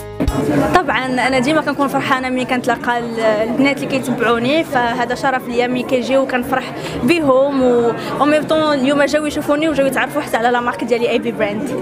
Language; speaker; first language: Arabic; native; Arabic